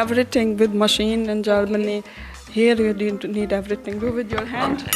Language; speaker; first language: English; non-native, learner; German